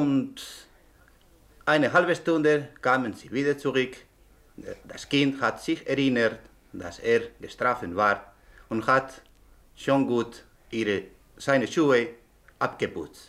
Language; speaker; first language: German; non-native, learner; Spanish